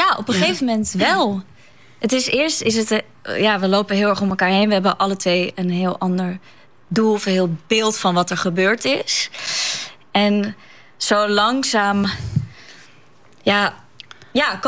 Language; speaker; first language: Dutch; non-native, local second language; Western Frisian